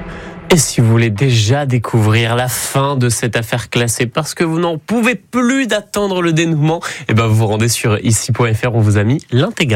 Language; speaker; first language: French; native; French